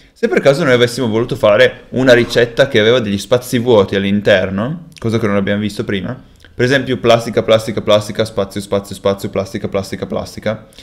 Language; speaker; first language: Italian; native; Italian